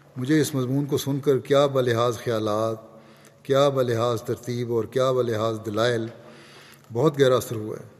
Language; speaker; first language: Urdu; native; Urdu